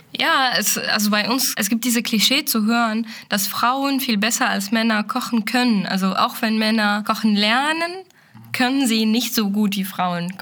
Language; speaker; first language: German; non-native, fluent; Arabic